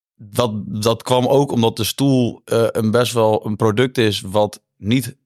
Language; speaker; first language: Dutch; native; Dutch